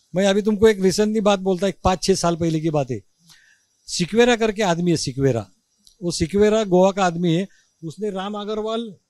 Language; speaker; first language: Hindi; non-native, local second language; Marathi